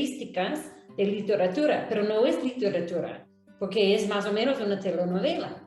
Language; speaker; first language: Spanish; non-native, fluent; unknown